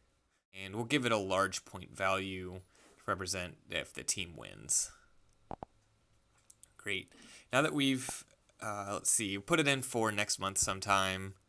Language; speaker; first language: English; native; English